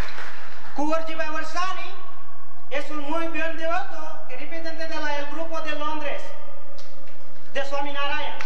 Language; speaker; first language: Spanish; non-native, learner; Gujarati